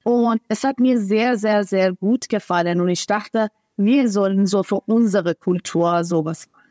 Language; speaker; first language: German; non-native, fluent; Persian